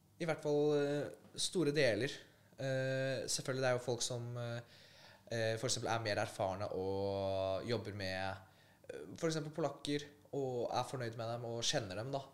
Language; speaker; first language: Norwegian; early bilingual, other home language; Polish